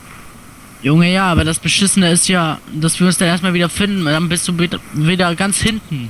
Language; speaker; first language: German; native; German